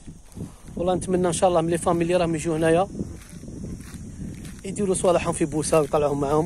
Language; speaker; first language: Arabic; native; Arabic